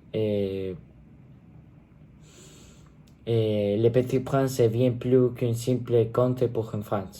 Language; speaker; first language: French; non-native, learner; Spanish